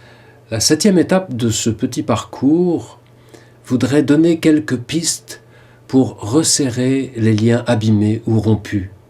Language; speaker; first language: French; native; French